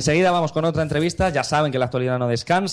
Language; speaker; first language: Spanish; native; Spanish